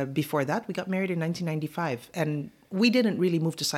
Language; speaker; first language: English; native; English